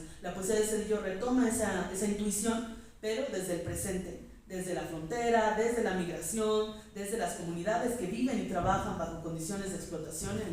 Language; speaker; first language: Spanish; native; Spanish